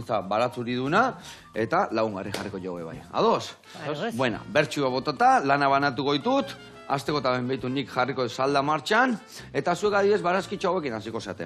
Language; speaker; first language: Basque; native; Basque